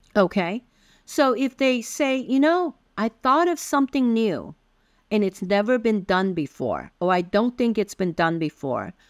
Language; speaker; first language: English; early bilingual, other home language; Min Nan Chinese